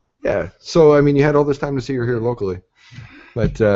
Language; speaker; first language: English; native; English